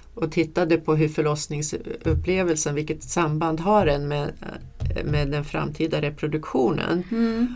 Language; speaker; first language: Swedish; native; Swedish